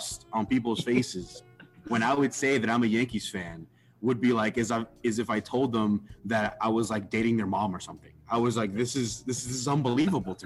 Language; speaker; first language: English; native; English